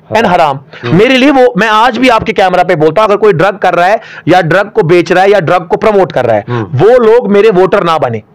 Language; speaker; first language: Urdu; non-native, local second language; Kashmiri